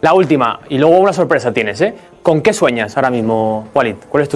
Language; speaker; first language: Spanish; native; Spanish